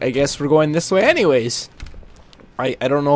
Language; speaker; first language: English; native; English